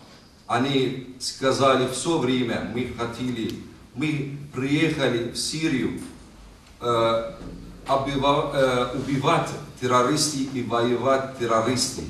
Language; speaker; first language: Russian; non-native, learner; Arabic